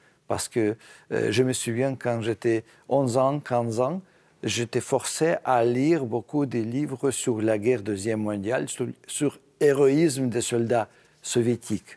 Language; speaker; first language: French; non-native, fluent; Russian